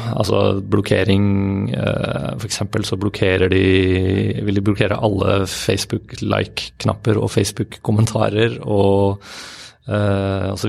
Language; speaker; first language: Norwegian; native; Norwegian